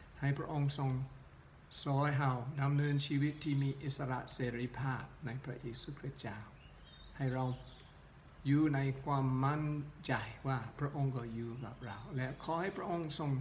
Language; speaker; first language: Thai; non-native, local second language; Northeastern Thai